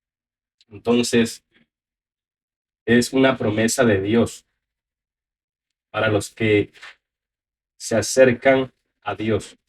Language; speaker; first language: Spanish; native; Spanish